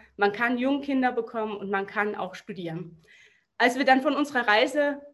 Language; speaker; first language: German; native; German